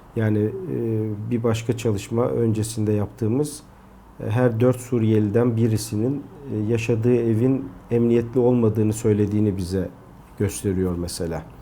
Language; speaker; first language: Turkish; native; Turkish